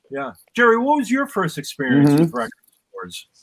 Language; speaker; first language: English; native; English